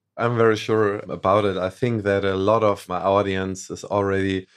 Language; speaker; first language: English; non-native, fluent; German